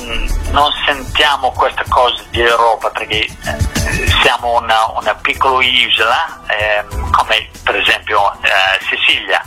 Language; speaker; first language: Italian; non-native, fluent; English